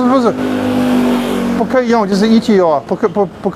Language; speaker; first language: Chinese; non-native, learner; English